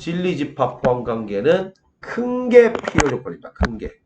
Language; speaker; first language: Korean; native; Korean